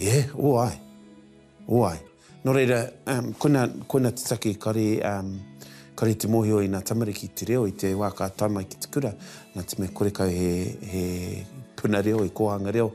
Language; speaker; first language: Māori; non-native, local second language; English